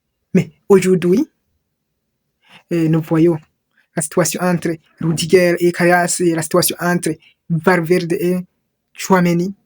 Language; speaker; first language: French; non-native, local second language; Kinyarwanda